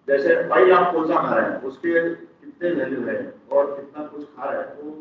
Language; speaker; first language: Hindi; non-native, local second language; Marathi